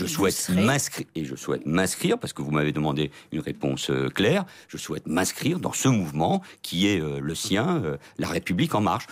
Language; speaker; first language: French; early bilingual, other home language; Catalan